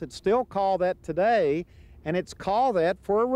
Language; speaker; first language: English; native; English